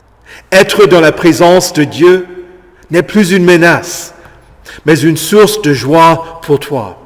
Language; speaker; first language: French; native; French